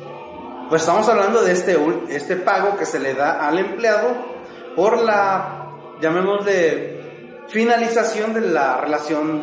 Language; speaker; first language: Spanish; native; Spanish